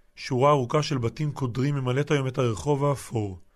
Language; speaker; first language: Hebrew; native; Hebrew